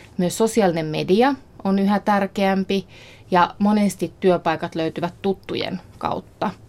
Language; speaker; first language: Finnish; native; Finnish